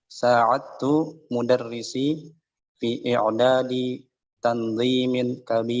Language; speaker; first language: Arabic; non-native, learner; Indonesian